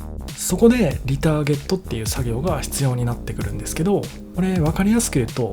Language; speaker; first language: Japanese; native; Japanese